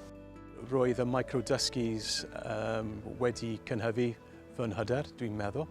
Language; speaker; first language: Welsh; non-native, learner; English